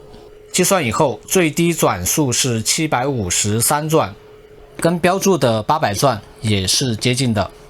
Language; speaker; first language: Chinese; native; Chinese